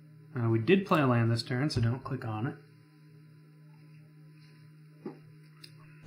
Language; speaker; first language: English; native; English